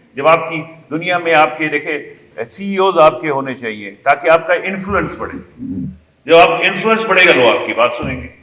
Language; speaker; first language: Urdu; non-native, local second language; Kashmiri